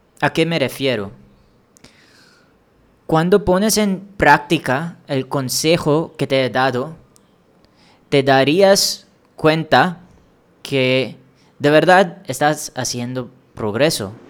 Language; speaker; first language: Spanish; non-native, fluent; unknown